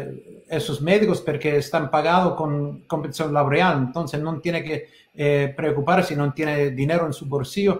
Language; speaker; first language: Spanish; non-native, fluent; English